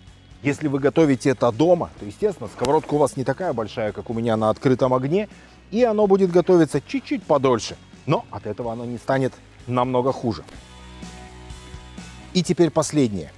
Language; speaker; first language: Russian; native; Russian